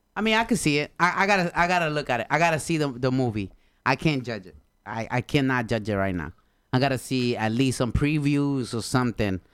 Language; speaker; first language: English; non-native, fluent; Spanish